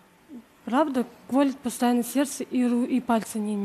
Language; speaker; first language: Russian; native; Russian